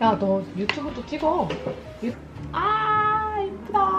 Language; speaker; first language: Korean; non-native, fluent; Indonesian